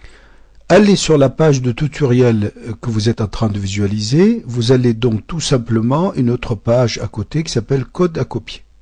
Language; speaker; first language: French; native; French